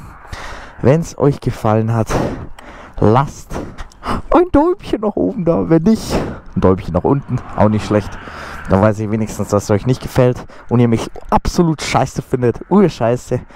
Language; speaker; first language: German; native; German